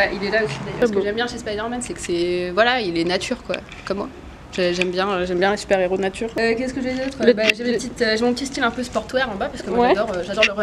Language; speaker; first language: French; native; French